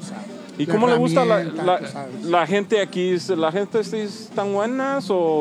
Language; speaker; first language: Spanish; early bilingual, heritage; Spanish